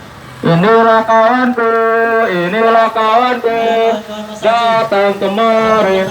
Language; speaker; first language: Indonesian; native; Indonesian